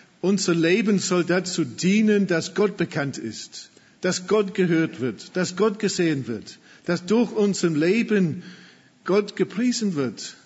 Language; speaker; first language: German; non-native, fluent; English